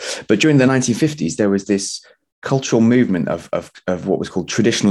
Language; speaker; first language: English; native; English